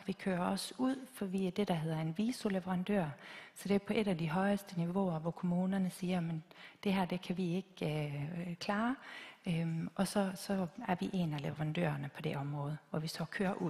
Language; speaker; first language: Danish; native; Danish